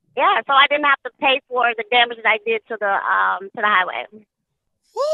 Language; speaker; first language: English; native; English